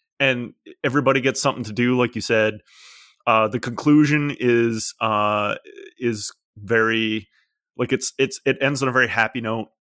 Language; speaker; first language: English; native; English